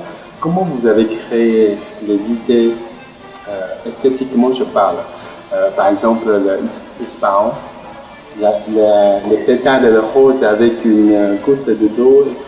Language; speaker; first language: French; non-native, fluent; Chinese